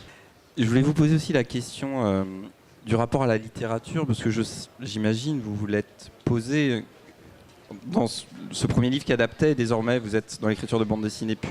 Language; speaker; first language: French; native; French